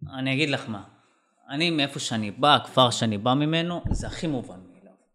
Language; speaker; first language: Hebrew; non-native, local second language; Arabic